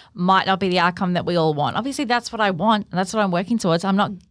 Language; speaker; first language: English; native; English